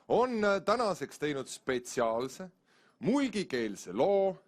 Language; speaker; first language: Estonian; native; Estonian